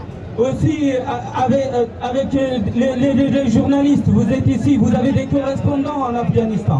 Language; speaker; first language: French; non-native, fluent; Persian